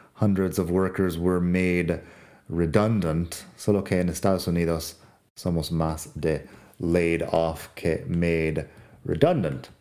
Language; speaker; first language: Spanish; non-native, fluent; English